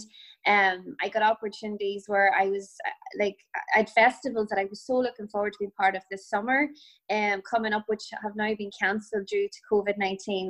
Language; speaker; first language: English; native; English